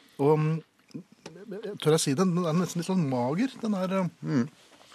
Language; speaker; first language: Norwegian; native; Norwegian